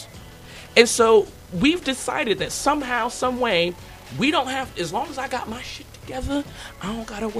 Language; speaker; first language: English; native; English